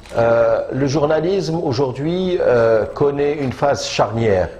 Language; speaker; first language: French; non-native, local second language; Arabic